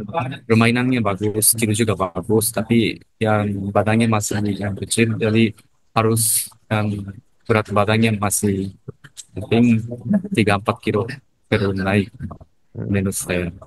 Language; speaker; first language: Indonesian; non-native, learner; Japanese